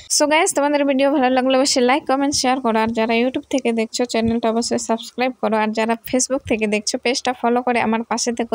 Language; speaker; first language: Bangla; non-native, local second language; Sadri